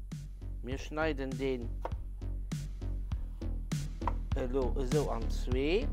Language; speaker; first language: German; non-native, local second language; Luxembourgish